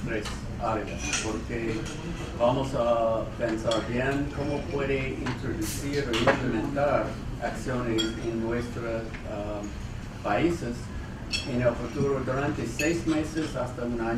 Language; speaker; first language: Spanish; non-native, fluent; English